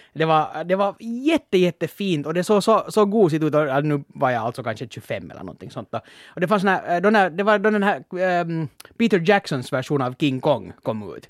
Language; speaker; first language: Swedish; native; Swedish